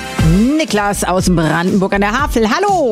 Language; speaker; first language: German; native; German